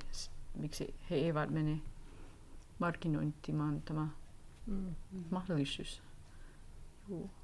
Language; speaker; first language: Finnish; non-native, learner; English